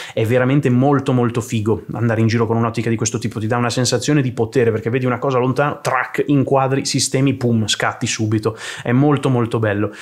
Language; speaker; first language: Italian; native; Italian